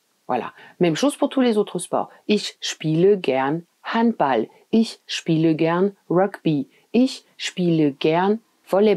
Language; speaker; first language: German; non-native, fluent; French